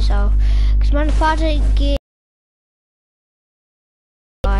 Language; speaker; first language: German; non-native, learner; English